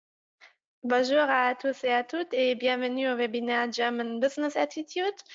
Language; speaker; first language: French; non-native, fluent; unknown